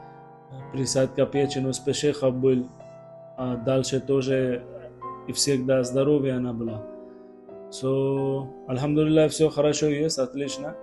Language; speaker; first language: Russian; non-native, learner; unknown